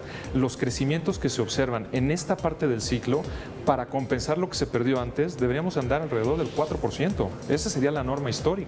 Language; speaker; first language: Spanish; native; Spanish